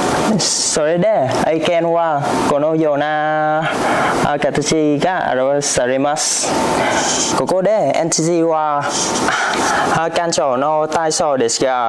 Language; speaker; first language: Japanese; non-native, learner; Vietnamese